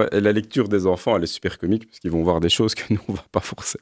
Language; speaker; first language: French; native; French